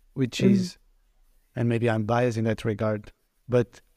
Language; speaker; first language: English; non-native, fluent; Portuguese